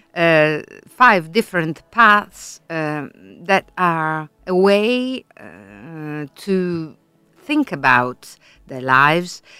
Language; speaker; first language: English; non-native, fluent; Italian